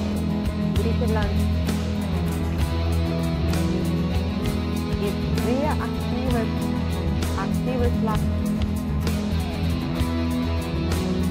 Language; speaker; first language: German; non-native, fluent; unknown